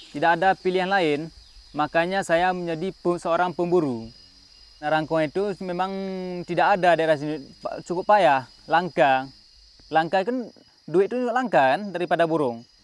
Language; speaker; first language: Indonesian; native; Indonesian